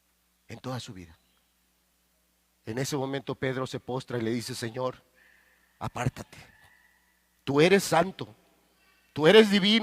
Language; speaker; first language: Spanish; native; Spanish